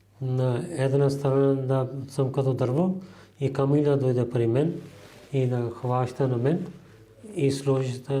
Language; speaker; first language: Bulgarian; non-native, learner; Urdu